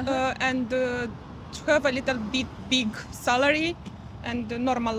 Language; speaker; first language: English; non-native, learner; Romanian